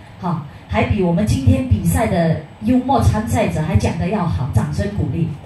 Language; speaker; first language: Chinese; native; Chinese